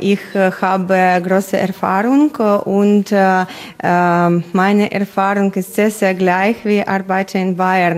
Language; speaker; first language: German; non-native, learner; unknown